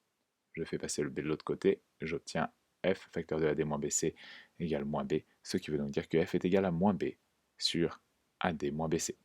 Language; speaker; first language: French; native; French